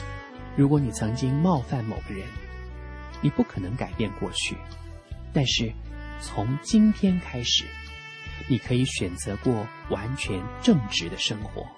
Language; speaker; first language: Chinese; native; Chinese